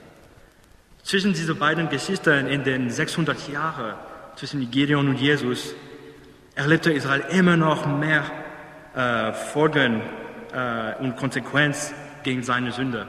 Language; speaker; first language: German; non-native, fluent; English